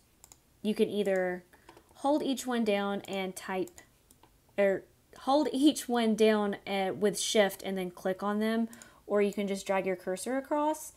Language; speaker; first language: English; native; English